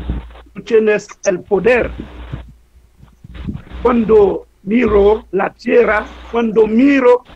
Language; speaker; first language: Spanish; non-native, learner; Haitian Creole